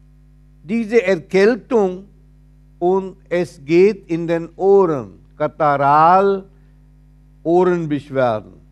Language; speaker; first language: German; non-native, fluent; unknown